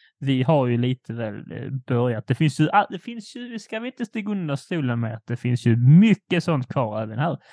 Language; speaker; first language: Swedish; early bilingual, other home language; Polish